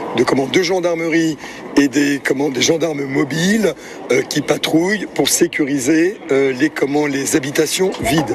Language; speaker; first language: French; native; French